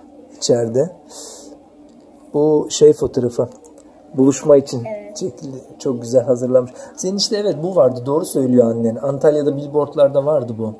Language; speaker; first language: Turkish; native; Turkish